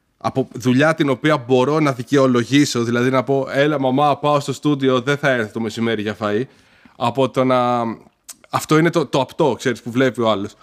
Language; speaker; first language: Greek; early bilingual, heritage; Greek